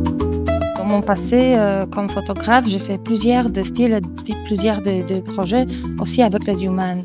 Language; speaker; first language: French; non-native, fluent; Polish